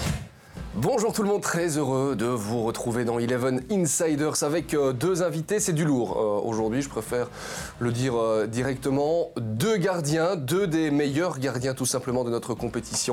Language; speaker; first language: French; native; French